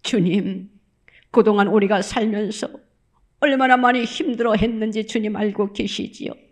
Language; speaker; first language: Korean; native; Korean